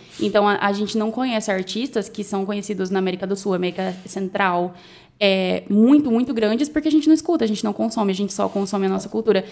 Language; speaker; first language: Portuguese; native; Portuguese